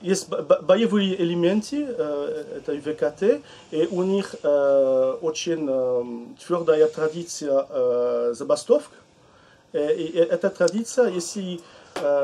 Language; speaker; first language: Russian; non-native, learner; French